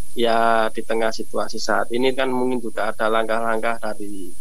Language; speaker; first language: Indonesian; native; Indonesian